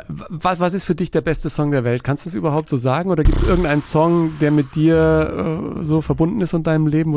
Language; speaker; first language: German; native; German